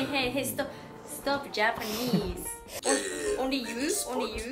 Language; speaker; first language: English; non-native, learner; Japanese